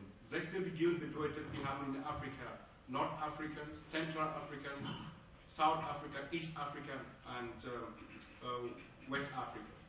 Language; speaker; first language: German; non-native, fluent; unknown